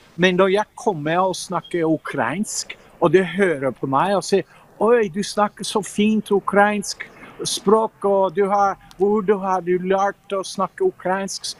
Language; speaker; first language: Norwegian; non-native, fluent; English